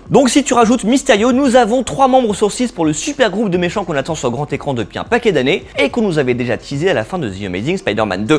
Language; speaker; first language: French; native; French